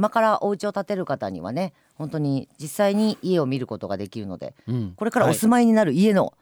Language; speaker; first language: Japanese; native; Japanese